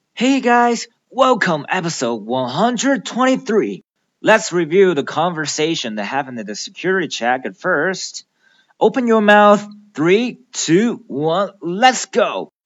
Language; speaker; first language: English; non-native, fluent; Chinese